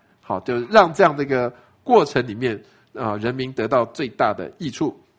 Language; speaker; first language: Chinese; native; Chinese